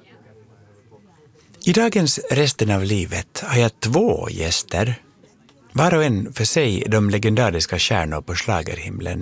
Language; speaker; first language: Swedish; native; Swedish